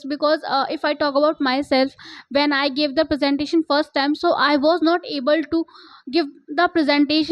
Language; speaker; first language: English; non-native, local second language; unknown